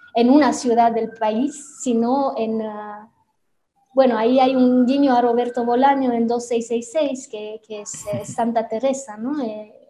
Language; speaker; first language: Spanish; non-native, fluent; Romanian